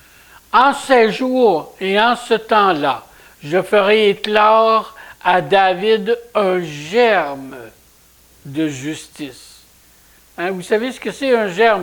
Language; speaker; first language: French; native; French